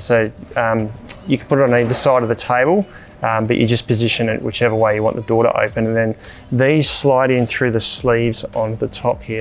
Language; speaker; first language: English; native; English